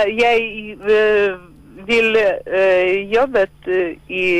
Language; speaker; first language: Norwegian; non-native, learner; Lithuanian